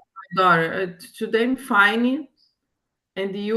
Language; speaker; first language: English; non-native, learner; Portuguese